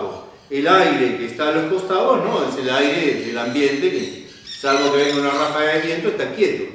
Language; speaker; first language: Spanish; native; Spanish